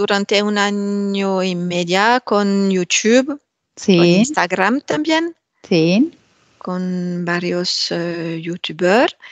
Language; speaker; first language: Spanish; non-native, learner; French